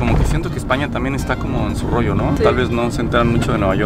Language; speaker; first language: Spanish; native; Spanish